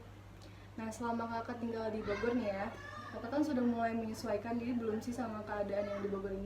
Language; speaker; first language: Indonesian; native; Indonesian